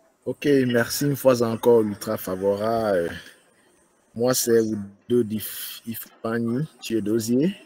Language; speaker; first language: French; non-native, fluent; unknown